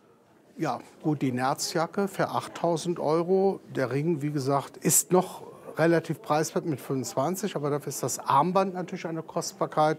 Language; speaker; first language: German; native; German